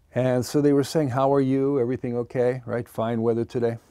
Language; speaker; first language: English; native; English